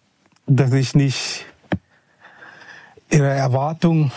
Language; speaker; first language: German; non-native, fluent; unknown